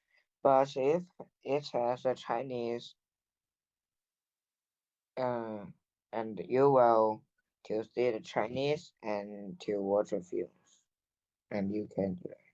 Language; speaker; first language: English; non-native, learner; Chinese